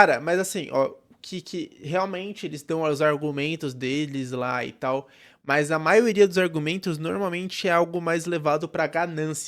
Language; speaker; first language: Portuguese; native; Portuguese